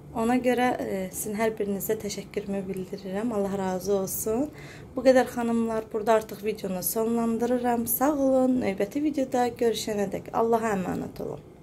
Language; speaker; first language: Azerbaijani; early bilingual, heritage; Azerbaijani